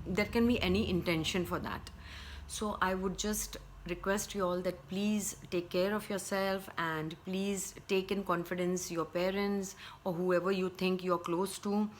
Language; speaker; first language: English; non-native, local second language; Hindi